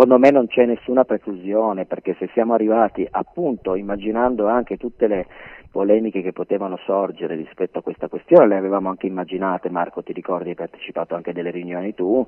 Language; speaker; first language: Italian; native; Italian